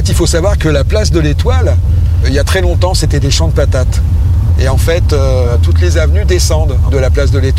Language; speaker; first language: French; native; French